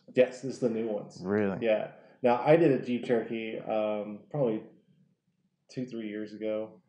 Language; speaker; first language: English; native; English